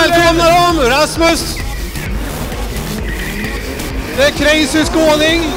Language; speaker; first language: Swedish; native; Swedish